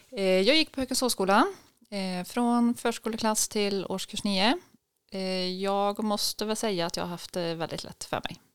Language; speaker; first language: Swedish; native; Swedish